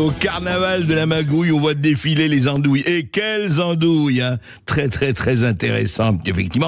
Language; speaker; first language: French; native; French